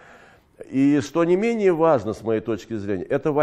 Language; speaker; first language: Russian; native; Russian